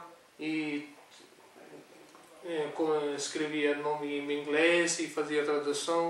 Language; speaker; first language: Portuguese; non-native, learner; Urdu